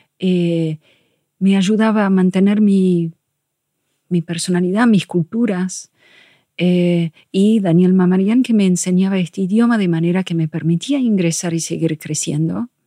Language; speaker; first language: Spanish; non-native, fluent; English